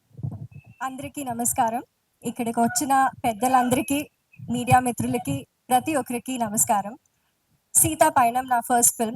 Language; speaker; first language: Telugu; non-native, local second language; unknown